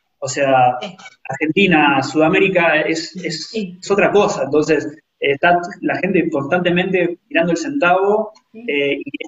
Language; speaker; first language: Spanish; native; Spanish